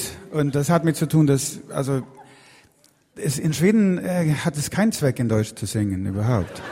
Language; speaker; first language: German; non-native, learner; Swedish